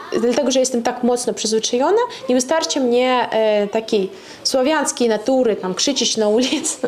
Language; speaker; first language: Polish; non-native, fluent; Russian